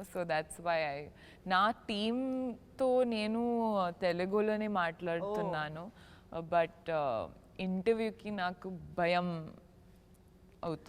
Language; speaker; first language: Telugu; non-native, learner; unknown